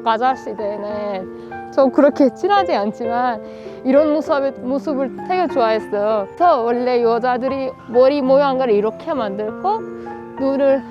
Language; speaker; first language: Korean; non-native, fluent; Persian